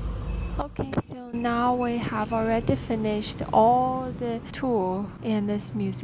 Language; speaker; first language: English; non-native, learner; Chinese